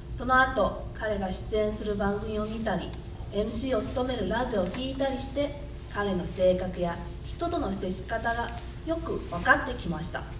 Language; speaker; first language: Japanese; non-native, fluent; Chinese